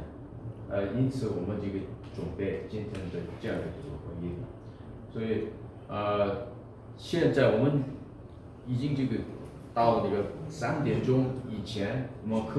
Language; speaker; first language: Chinese; non-native, fluent; Korean